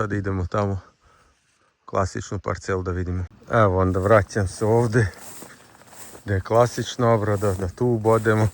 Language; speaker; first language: Croatian; native; Croatian